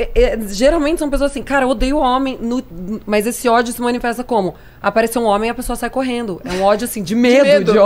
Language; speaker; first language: Portuguese; native; Portuguese